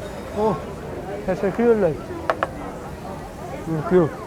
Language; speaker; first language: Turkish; non-native, learner; Italian